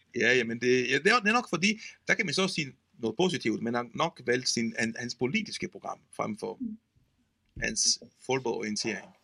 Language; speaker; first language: Danish; non-native, fluent; Italian